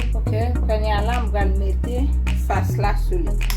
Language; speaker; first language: French; non-native, local second language; Haitian Creole